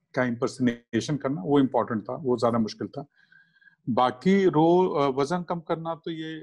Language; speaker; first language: Hindi; native; Hindi